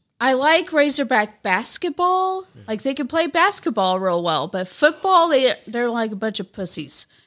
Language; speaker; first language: English; native; English